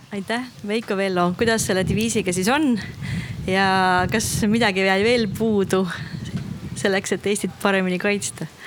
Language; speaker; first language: Estonian; native; Estonian